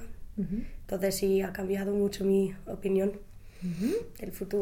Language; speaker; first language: Spanish; non-native, fluent; English